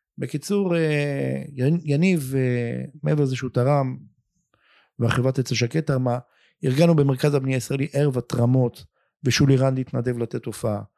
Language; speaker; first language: Hebrew; native; Hebrew